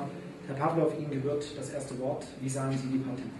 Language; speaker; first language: German; native; German